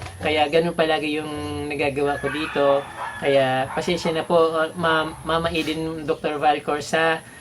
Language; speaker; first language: Filipino; non-native, local second language; Bikol